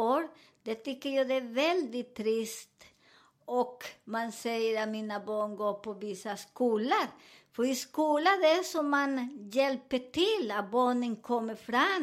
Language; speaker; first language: Swedish; non-native, fluent; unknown